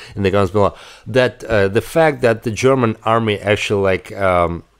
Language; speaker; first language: English; non-native, fluent; Russian